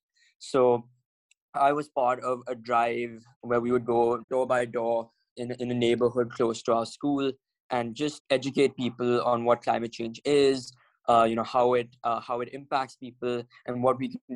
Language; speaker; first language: English; non-native, local second language; Hindi